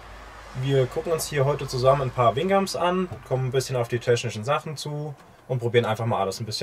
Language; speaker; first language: German; native; German